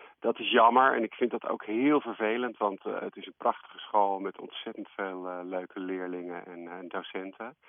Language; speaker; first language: Dutch; native; Dutch